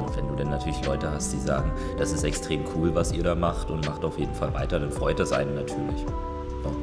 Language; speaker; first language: German; native; German